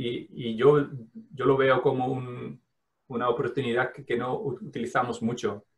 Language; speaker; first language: Spanish; non-native, fluent; Dutch